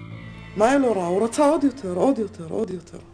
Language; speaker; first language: Hebrew; native; Hebrew